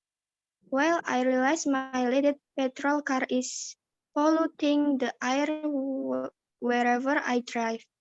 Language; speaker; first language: English; non-native, learner; Indonesian